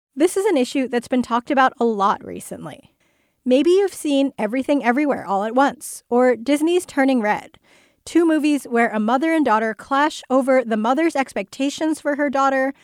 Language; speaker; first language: English; native; English